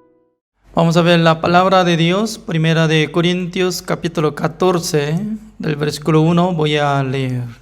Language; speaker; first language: Spanish; non-native, fluent; Korean